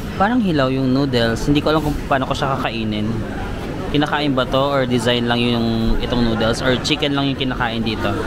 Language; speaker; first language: Filipino; native; Filipino